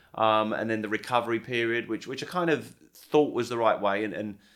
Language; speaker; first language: English; native; English